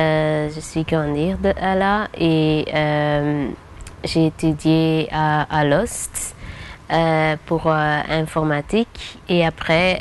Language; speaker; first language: French; non-native, local second language; Dutch